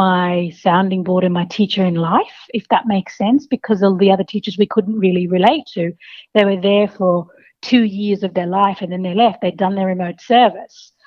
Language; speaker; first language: English; native; English